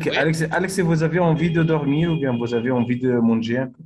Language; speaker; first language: French; non-native, fluent; Arabic